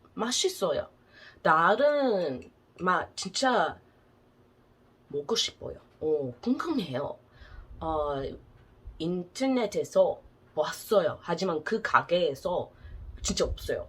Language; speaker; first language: Korean; non-native, learner; English